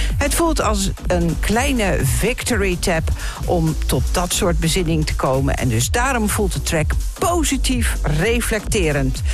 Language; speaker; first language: Dutch; native; Dutch